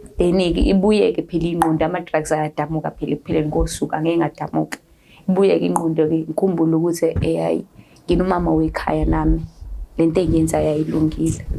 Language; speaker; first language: Zulu; non-native, fluent; Swahili